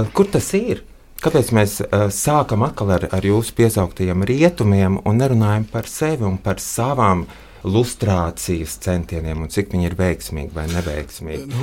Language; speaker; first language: Latvian; non-native, local second language; Russian